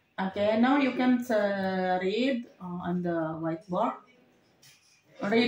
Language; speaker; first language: English; non-native, learner; Indonesian